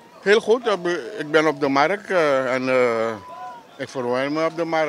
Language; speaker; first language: Dutch; non-native, local second language; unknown